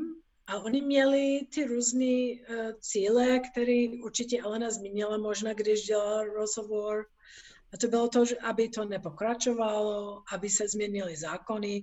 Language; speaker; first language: Czech; non-native, fluent; English